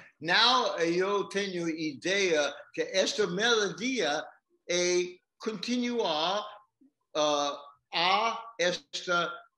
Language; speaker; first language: Portuguese; non-native, learner; English